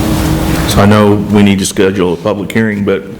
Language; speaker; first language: English; native; English